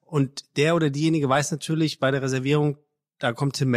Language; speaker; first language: German; native; German